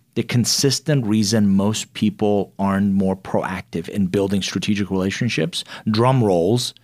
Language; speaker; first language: English; non-native, fluent; Persian